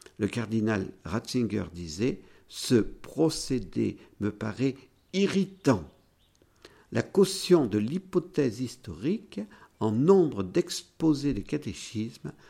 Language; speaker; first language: French; native; French